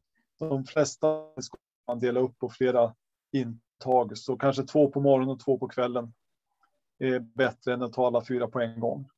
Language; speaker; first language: Swedish; native; Swedish